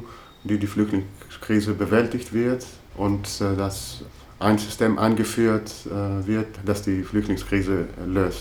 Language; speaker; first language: German; non-native, fluent; Greek